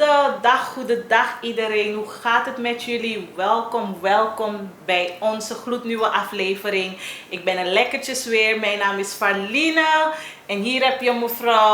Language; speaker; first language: Dutch; non-native, learner; Haitian Creole